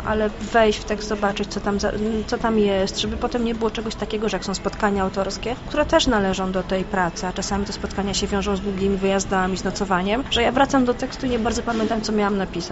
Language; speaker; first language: Polish; native; Polish